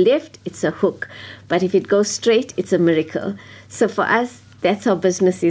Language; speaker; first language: English; native; English